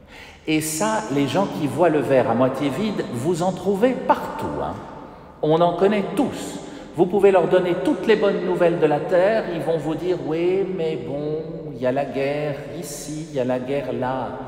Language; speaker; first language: French; native; French